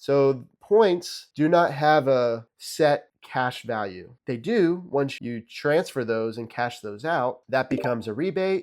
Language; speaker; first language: English; native; English